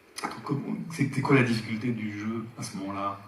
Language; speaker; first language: French; native; French